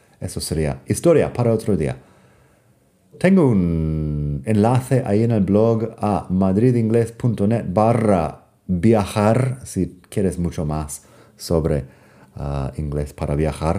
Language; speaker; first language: Spanish; non-native, fluent; English